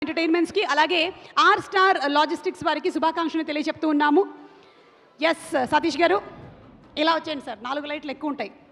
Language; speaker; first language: Telugu; native; Telugu